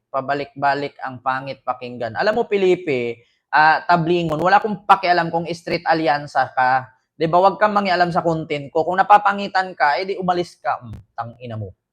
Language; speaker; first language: Filipino; native; Filipino